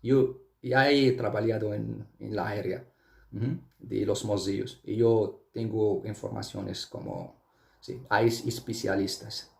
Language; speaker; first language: Spanish; non-native, fluent; Arabic